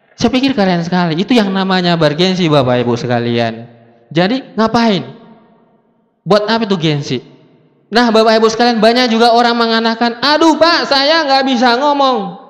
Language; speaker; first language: Indonesian; non-native, local second language; Buginese